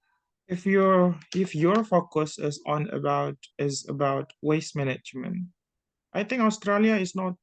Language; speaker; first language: English; non-native, local second language; Indonesian